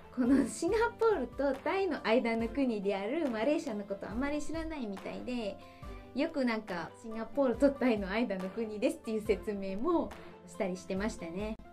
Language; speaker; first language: Japanese; non-native, fluent; Malay